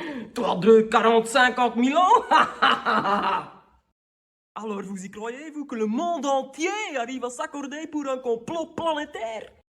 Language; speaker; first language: French; native; French